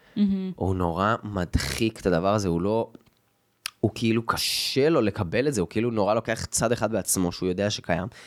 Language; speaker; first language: Hebrew; native; Hebrew